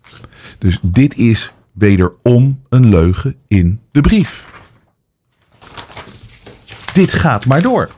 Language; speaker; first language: Dutch; native; Dutch